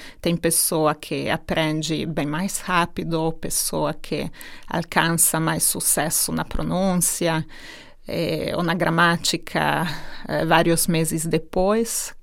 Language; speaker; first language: Portuguese; non-native, fluent; Hungarian